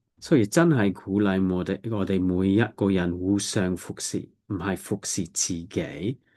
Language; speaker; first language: Cantonese; non-native, learner; English